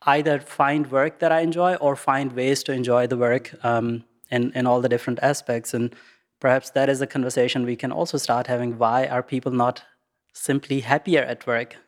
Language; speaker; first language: English; non-native, local second language; Urdu